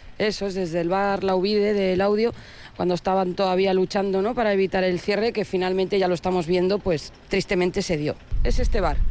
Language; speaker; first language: Spanish; native; Spanish